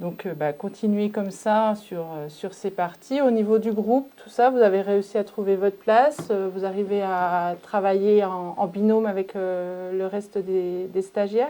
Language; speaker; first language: French; native; French